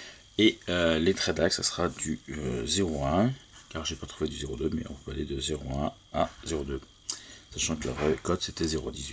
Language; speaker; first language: French; native; French